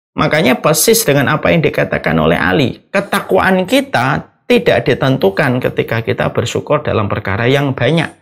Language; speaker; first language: Indonesian; native; Indonesian